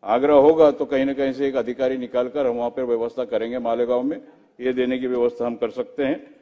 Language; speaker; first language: Hindi; non-native, local second language; Marathi